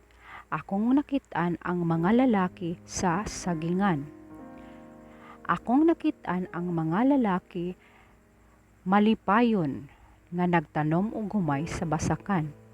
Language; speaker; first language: Cebuano; non-native, learner; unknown